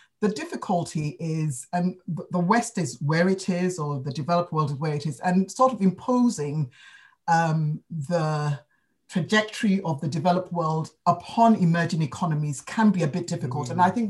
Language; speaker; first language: English; non-native, local second language; Akan